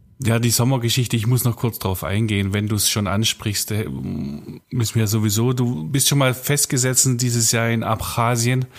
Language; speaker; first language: German; native; German